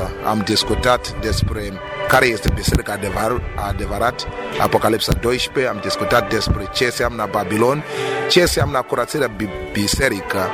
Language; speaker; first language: Romanian; non-native, learner; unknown